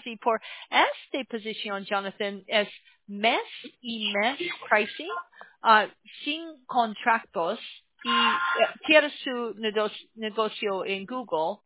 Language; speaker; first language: Spanish; non-native, learner; English